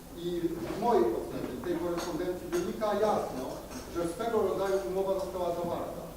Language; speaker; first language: Polish; native; Polish